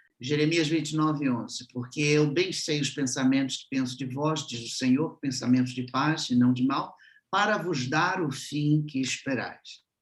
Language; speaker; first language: Portuguese; native; Portuguese